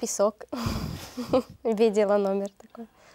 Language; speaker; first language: Russian; non-native, learner; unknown